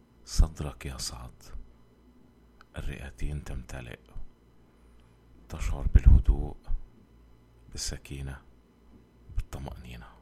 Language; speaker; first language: Arabic; native; Arabic